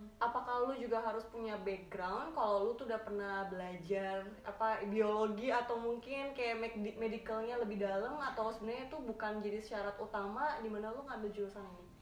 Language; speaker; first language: Indonesian; native; Indonesian